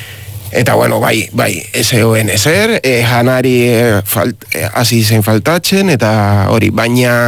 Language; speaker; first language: Basque; non-native, learner; Spanish